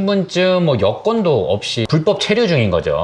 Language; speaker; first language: Korean; native; Korean